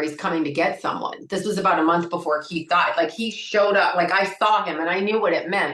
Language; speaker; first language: English; native; English